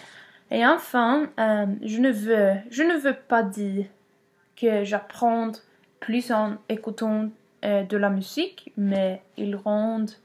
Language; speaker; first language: French; non-native, learner; Swedish